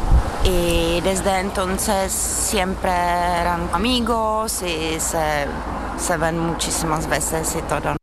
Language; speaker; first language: Spanish; non-native, fluent; Czech